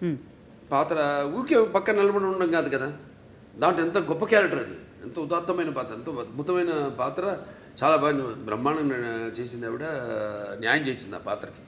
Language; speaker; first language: Telugu; native; Telugu